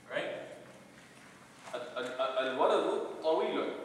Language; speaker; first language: Arabic; non-native, fluent; English